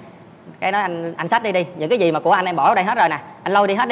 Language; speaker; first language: Vietnamese; native; Vietnamese